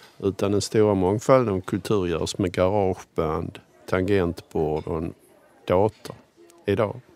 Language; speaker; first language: Swedish; native; Swedish